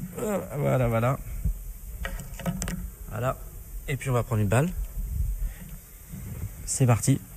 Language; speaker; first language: French; native; French